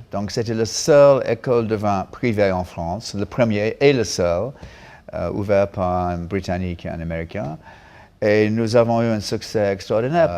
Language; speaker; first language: French; non-native, fluent; English